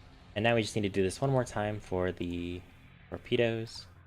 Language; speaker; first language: English; native; English